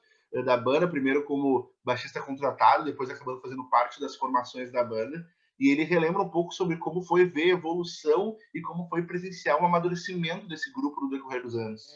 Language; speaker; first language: Portuguese; native; Portuguese